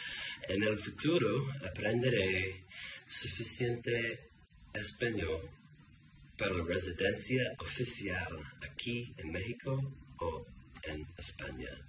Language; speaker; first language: Spanish; non-native, learner; English